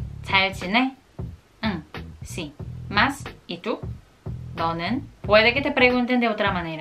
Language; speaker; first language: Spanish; non-native, fluent; Korean